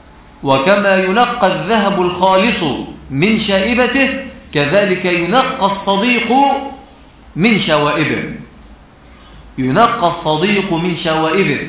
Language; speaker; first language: Arabic; native; Arabic